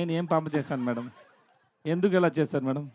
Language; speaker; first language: Telugu; non-native, learner; Tamil